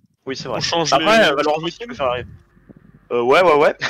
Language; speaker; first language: French; native; French